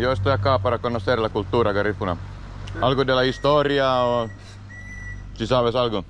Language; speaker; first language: Spanish; non-native, learner; Finnish